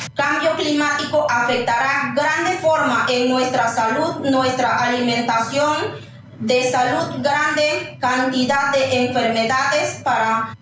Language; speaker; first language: Spanish; non-native, local second language; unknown